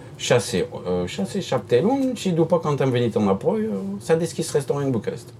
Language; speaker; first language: Romanian; non-native, learner; French